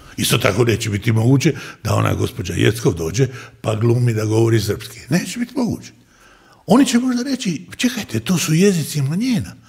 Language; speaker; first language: Croatian; native; Croatian